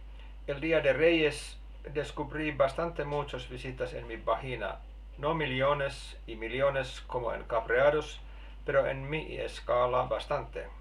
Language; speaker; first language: Spanish; non-native, learner; Finnish